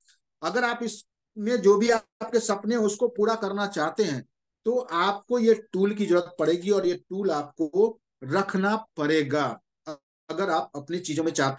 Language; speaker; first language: Hindi; native; Hindi